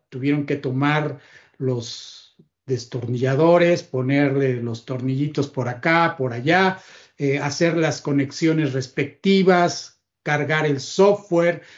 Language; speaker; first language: Spanish; native; Spanish